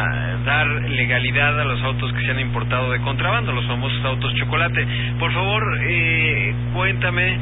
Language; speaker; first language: Spanish; native; Spanish